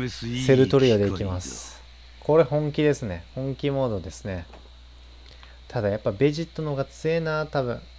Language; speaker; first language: Japanese; native; Japanese